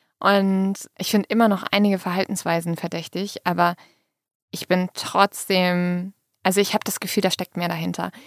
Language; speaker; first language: German; native; German